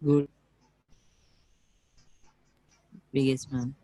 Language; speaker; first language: German; non-native, learner; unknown